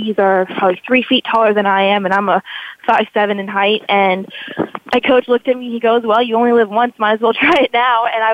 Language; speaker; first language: English; native; English